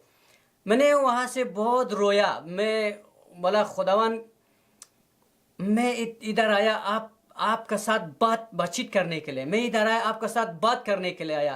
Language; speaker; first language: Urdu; non-native, learner; Persian